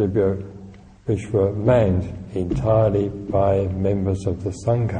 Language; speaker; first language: English; native; English